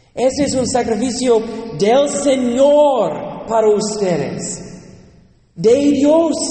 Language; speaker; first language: Spanish; non-native, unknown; English